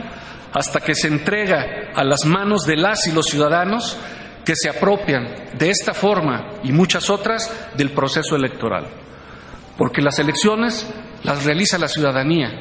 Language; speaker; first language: Spanish; native; Spanish